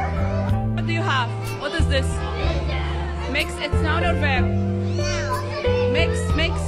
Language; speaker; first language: English; non-native, learner; Arabic